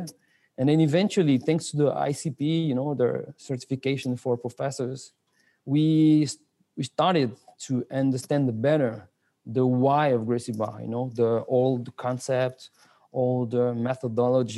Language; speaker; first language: English; non-native, fluent; French